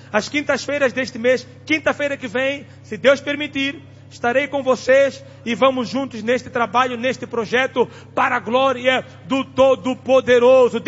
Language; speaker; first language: Portuguese; non-native, local second language; Tsonga